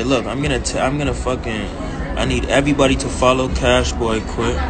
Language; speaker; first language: English; native; English